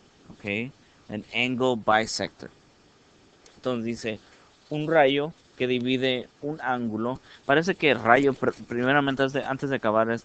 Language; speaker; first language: Spanish; early bilingual, heritage; Spanish